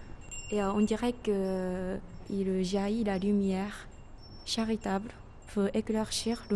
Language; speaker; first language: French; non-native, fluent; Japanese